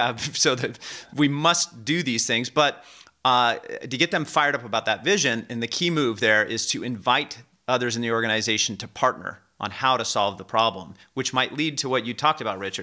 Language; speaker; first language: English; native; English